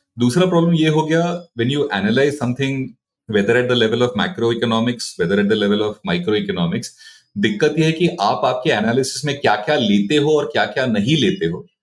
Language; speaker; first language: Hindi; non-native, local second language; Marathi